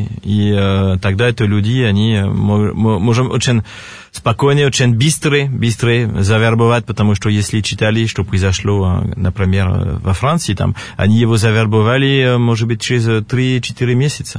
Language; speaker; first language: Russian; non-native, fluent; French